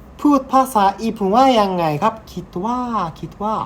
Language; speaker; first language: Thai; non-native, learner; Japanese